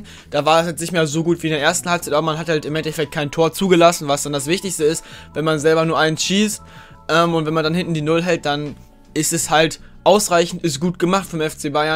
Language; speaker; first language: German; native; German